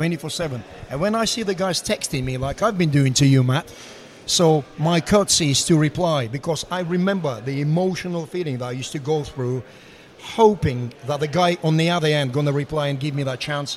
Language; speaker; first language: English; non-native, fluent; Russian